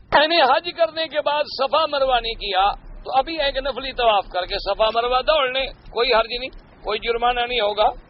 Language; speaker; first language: Urdu; native; Urdu